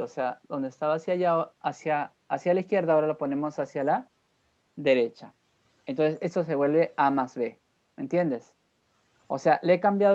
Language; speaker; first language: Spanish; native; Spanish